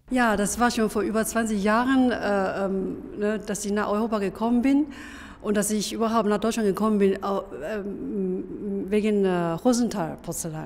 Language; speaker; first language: German; non-native, fluent; Chinese